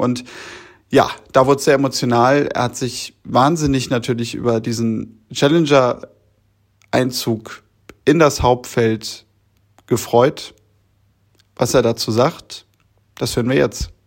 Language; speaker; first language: German; native; German